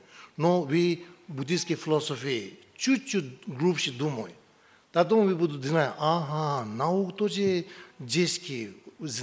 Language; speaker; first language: Russian; non-native, learner; Tibetan